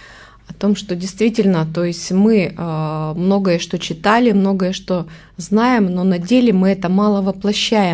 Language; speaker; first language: Russian; native; Russian